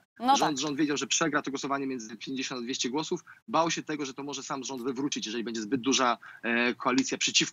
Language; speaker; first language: Polish; native; Polish